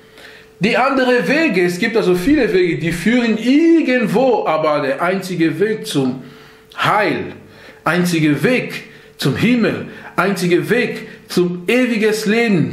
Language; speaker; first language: German; non-native, fluent; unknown